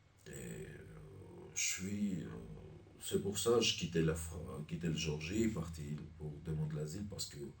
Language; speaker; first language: French; non-native, learner; Armenian